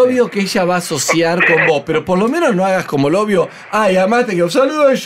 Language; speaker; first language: Spanish; native; Spanish